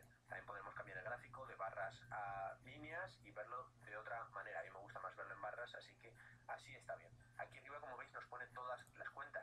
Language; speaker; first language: Spanish; native; Spanish